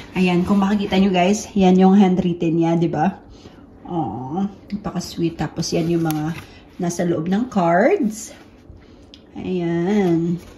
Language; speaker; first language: Filipino; native; Filipino